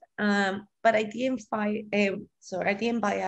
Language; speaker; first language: English; non-native, fluent; Spanish